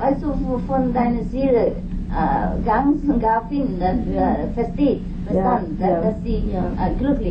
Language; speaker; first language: German; non-native, learner; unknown